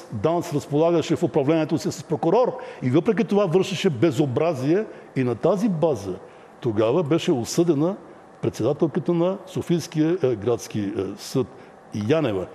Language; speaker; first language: Bulgarian; native; Bulgarian